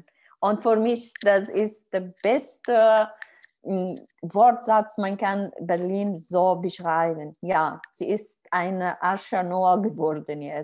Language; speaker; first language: German; non-native, learner; Arabic